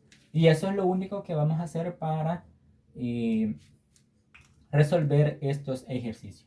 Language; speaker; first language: Spanish; native; Spanish